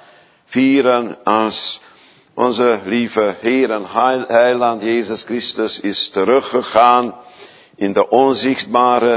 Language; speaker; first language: Dutch; non-native, fluent; Hungarian